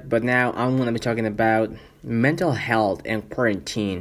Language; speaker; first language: English; non-native, fluent; Spanish